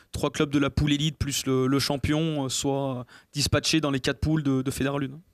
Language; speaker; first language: French; native; French